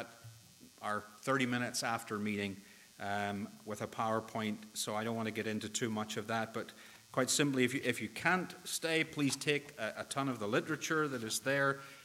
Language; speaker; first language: English; native; English